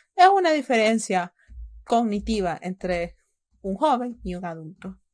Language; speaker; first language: Spanish; native; Spanish